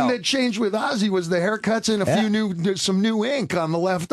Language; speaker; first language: English; native; English